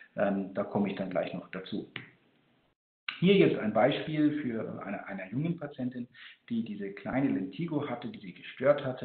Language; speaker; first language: German; native; German